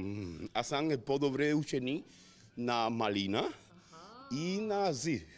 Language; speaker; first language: Bulgarian; non-native, learner; Spanish